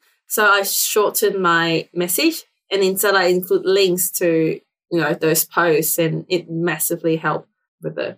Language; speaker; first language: English; non-native, local second language; Cantonese